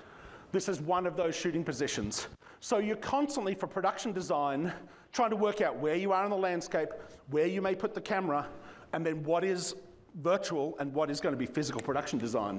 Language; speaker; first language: English; native; English